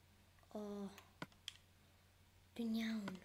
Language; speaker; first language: Welsh; non-native, local second language; English